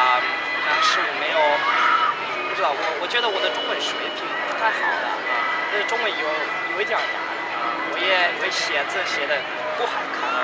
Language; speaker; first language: Chinese; non-native, learner; English